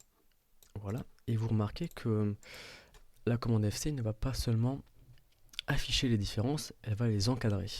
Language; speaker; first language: French; native; French